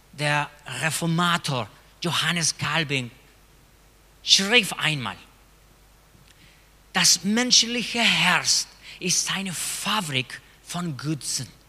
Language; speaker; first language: German; non-native, fluent; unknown